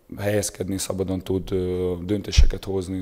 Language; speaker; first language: Hungarian; non-native, fluent; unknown